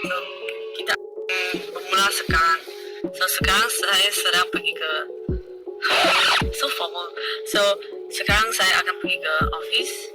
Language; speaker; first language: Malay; non-native, local second language; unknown